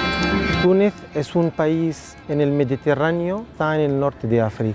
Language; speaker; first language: Spanish; non-native, fluent; Arabic